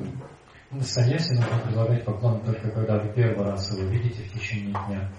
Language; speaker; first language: Russian; native; Russian